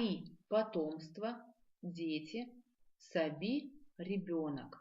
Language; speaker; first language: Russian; non-native, local second language; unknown